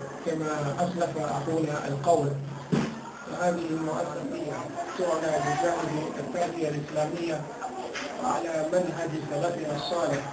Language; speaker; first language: Arabic; non-native, fluent; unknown